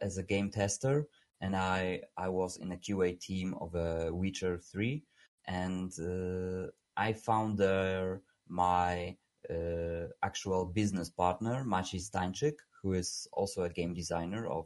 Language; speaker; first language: English; non-native, fluent; Polish